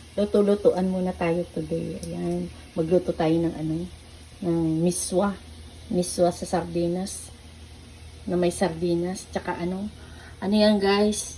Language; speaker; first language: Filipino; non-native, local second language; Cebuano